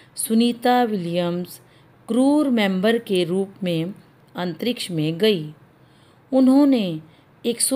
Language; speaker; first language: Hindi; native; Hindi